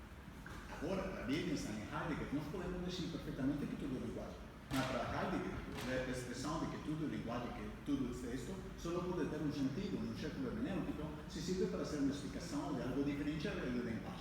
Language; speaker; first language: Portuguese; non-native, fluent; Spanish